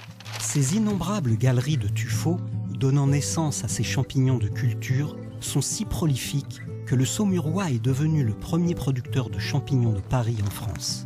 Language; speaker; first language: French; native; French